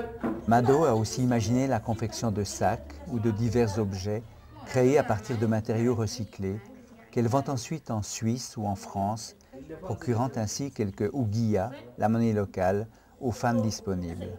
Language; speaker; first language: French; native; French